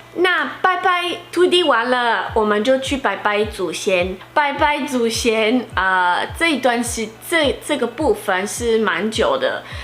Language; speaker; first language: Chinese; non-native, fluent; Portuguese